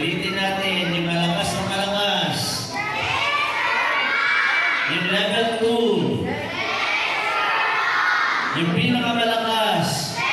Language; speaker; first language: Filipino; native; Filipino